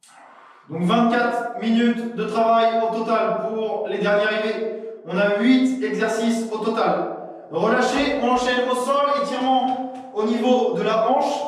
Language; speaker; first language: French; native; French